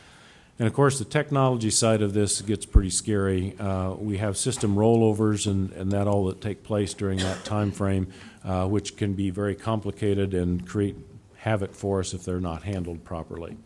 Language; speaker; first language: English; native; English